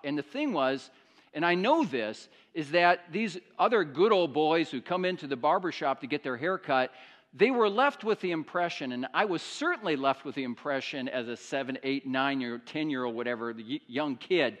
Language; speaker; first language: English; native; English